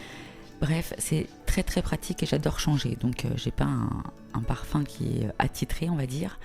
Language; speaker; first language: French; native; French